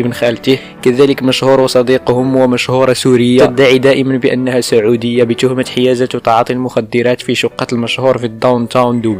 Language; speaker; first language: Arabic; native; Arabic